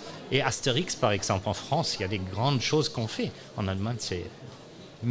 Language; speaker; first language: French; non-native, learner; German